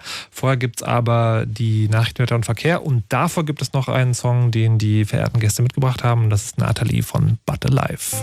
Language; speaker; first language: German; native; German